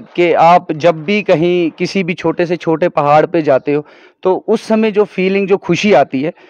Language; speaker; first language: Hindi; non-native, local second language; Kashmiri